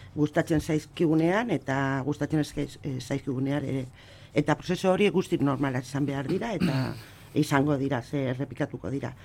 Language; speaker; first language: Basque; non-native, local second language; Spanish